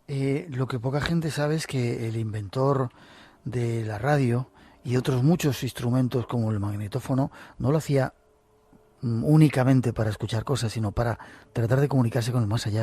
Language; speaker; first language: Spanish; native; Spanish